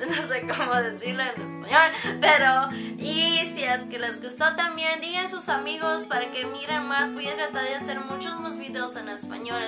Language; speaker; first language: Spanish; early bilingual, heritage; Spanish